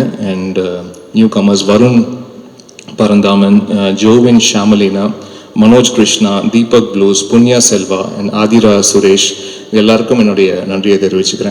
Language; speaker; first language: Tamil; native; Tamil